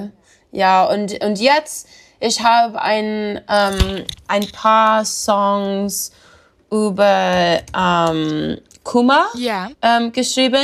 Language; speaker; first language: German; non-native, learner; English